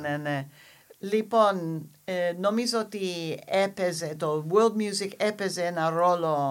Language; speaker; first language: Greek; non-native, fluent; English